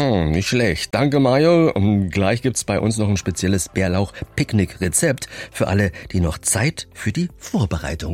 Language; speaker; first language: German; native; German